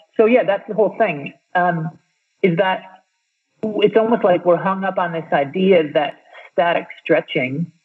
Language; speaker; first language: English; native; English